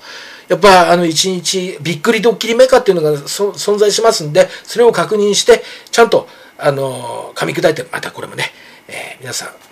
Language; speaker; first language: Japanese; native; Japanese